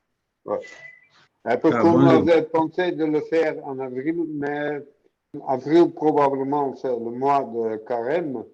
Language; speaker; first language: French; non-native, fluent; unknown